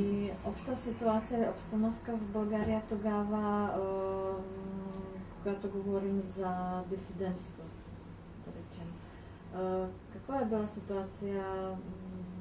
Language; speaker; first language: Bulgarian; non-native, fluent; Czech